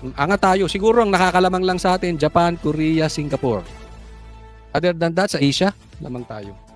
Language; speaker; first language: Filipino; native; Filipino